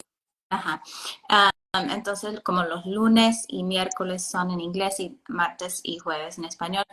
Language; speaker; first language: Spanish; non-native, fluent; English